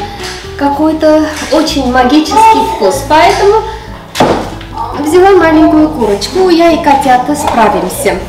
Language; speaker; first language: Russian; non-native, fluent; Armenian